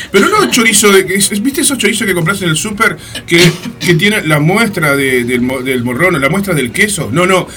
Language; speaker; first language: Spanish; native; Spanish